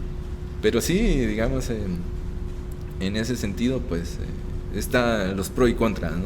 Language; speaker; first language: Spanish; native; Spanish